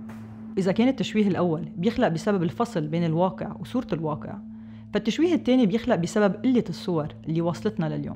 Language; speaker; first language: Arabic; native; Arabic